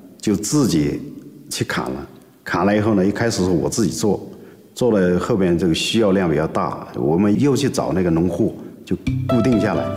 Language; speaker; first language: Chinese; non-native, local second language; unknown